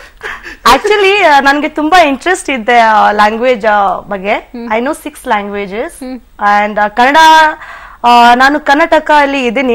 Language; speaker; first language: Kannada; non-native, local second language; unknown